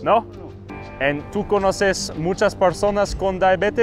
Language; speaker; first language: Spanish; non-native, learner; English